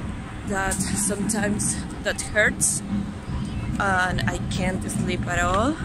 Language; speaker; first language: English; non-native, fluent; Spanish